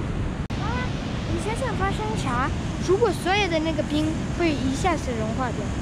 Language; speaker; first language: Chinese; early bilingual, heritage; Chinese